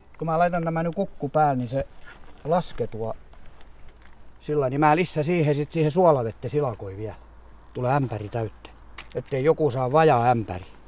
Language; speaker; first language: Finnish; native; Finnish